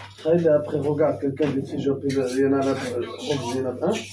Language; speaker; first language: French; non-native, learner; Arabic